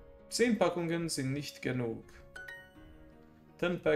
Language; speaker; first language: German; non-native, learner; English